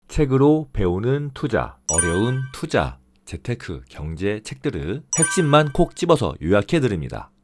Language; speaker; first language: Korean; native; Korean